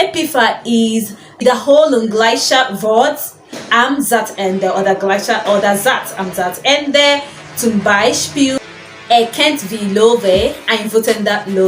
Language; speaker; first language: German; non-native, fluent; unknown